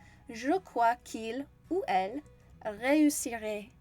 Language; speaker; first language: French; non-native, fluent; English